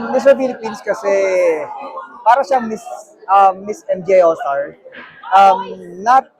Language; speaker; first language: Filipino; native; Filipino